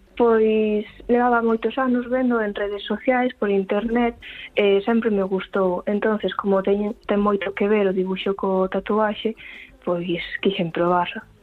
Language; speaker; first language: Galician; native; Galician